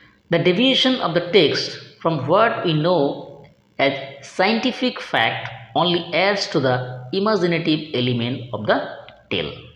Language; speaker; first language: English; non-native, local second language; Bangla